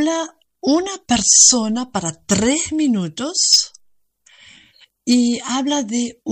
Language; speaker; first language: Spanish; non-native, learner; German